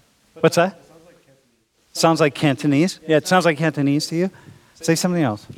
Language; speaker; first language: English; native; English